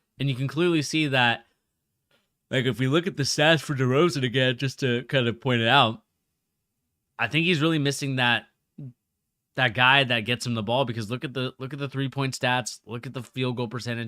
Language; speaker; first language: English; native; English